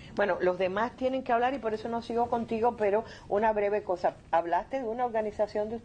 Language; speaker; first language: Spanish; native; Spanish